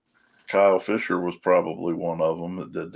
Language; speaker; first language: English; native; English